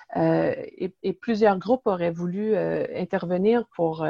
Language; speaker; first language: French; native; French